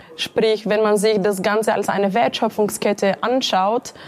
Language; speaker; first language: German; non-native, fluent; Bulgarian